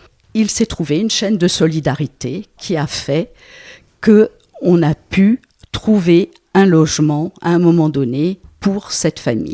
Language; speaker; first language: French; native; French